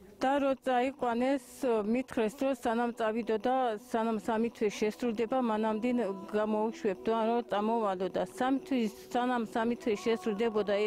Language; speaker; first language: Georgian; non-native, local second language; Chechen